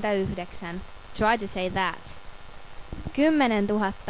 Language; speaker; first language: English; non-native, fluent; Finnish